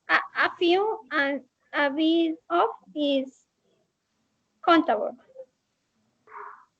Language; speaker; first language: English; non-native, learner; Spanish